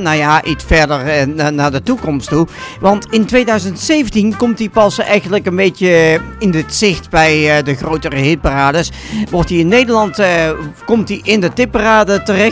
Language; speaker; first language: Dutch; native; Dutch